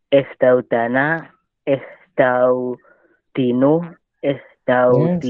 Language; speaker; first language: Arabic; non-native, learner; Indonesian